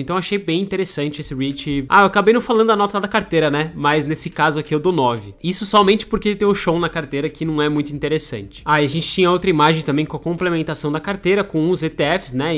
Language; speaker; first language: Portuguese; native; Portuguese